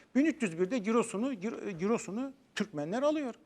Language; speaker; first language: Turkish; native; Turkish